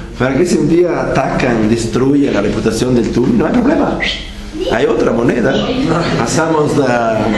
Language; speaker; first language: Spanish; non-native, fluent; Italian